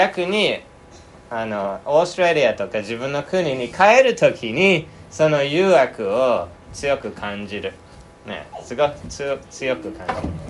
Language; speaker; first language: Japanese; non-native, fluent; English